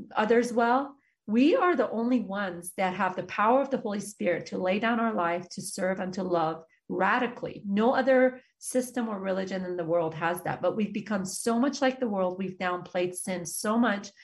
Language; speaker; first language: English; early bilingual, other home language; Persian